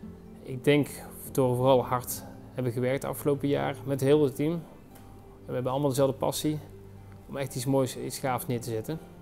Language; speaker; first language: Dutch; native; Dutch